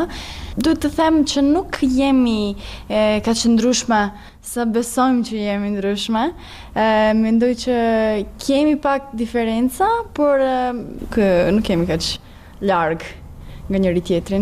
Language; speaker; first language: Albanian; non-native, learner; Serbian